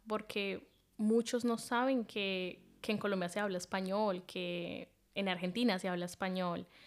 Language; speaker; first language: Spanish; native; Spanish